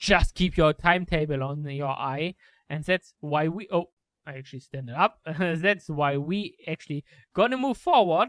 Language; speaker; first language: English; non-native, fluent; German